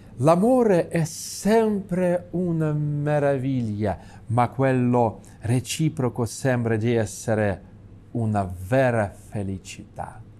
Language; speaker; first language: Italian; non-native, fluent; Russian